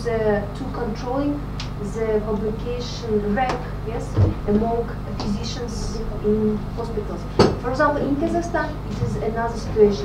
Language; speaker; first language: English; non-native, fluent; Russian